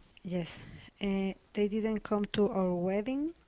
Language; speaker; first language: English; non-native, learner; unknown